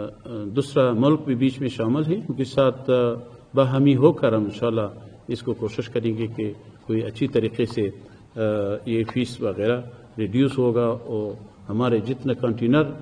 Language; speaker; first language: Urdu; non-native, fluent; Persian